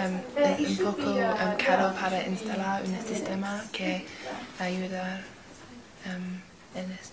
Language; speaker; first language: Spanish; non-native, learner; English